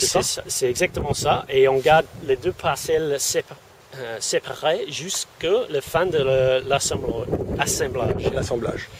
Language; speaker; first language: French; non-native, fluent; English